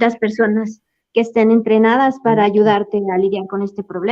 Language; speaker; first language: Spanish; native; Spanish